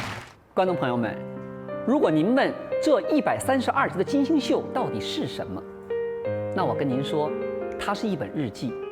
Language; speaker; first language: Chinese; native; Chinese